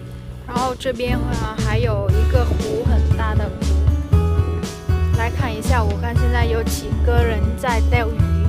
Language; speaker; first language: Chinese; non-native, fluent; Vietnamese